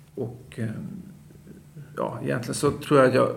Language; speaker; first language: Swedish; native; Swedish